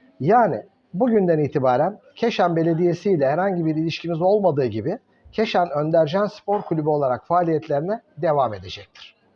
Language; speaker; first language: Turkish; native; Turkish